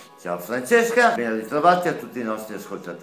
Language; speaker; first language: Italian; native; Italian